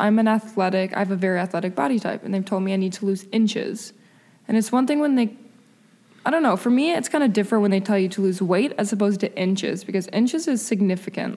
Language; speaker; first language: English; early bilingual, other home language; Spanish